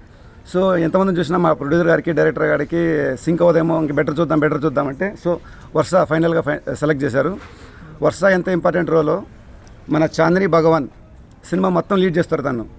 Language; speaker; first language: Telugu; native; Telugu